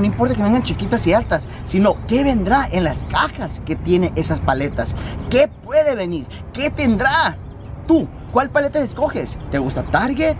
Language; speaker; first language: Spanish; early bilingual, heritage; Spanish